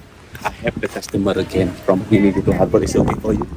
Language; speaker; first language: English; non-native, learner; Indonesian